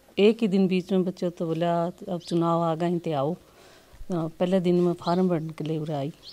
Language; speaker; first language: Hindi; native; Hindi